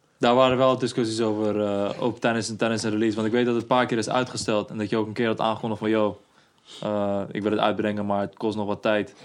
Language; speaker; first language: Dutch; native; Dutch